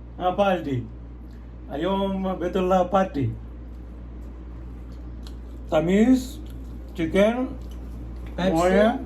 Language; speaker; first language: Arabic; non-native, learner; Telugu